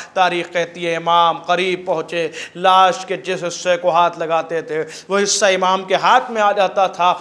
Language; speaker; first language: Urdu; native; Urdu